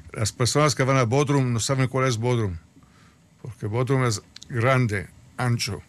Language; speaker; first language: Spanish; early bilingual, heritage; Spanish